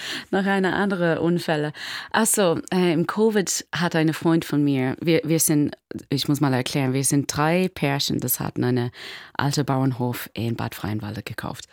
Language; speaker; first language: German; non-native, learner; English